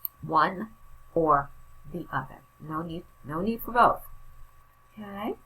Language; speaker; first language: English; native; English